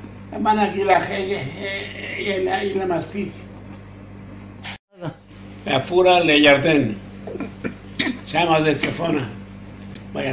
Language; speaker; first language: Hebrew; non-native, learner; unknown